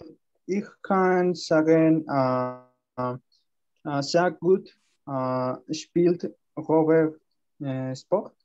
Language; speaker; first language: German; non-native, learner; Spanish